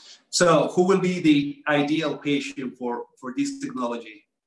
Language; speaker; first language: English; non-native, fluent; Spanish